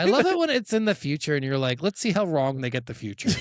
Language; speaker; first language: English; native; English